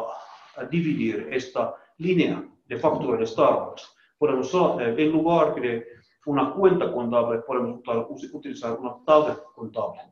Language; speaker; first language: Spanish; non-native, learner; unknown